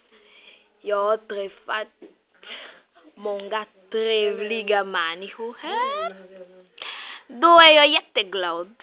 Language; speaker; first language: Swedish; non-native, learner; French